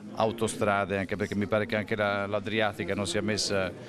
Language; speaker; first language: Italian; native; Italian